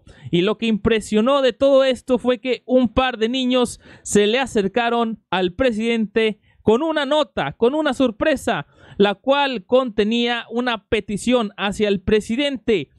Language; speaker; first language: Spanish; native; Spanish